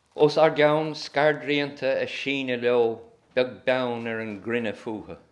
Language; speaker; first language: Irish; native; Irish